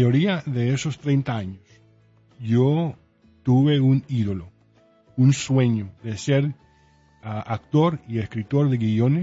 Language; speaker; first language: Spanish; early bilingual, heritage; Spanish